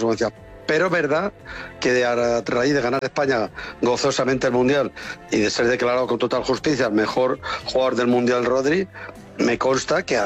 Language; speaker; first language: Spanish; native; Spanish